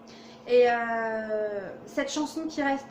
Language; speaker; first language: French; native; French